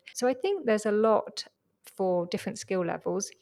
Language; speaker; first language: English; native; English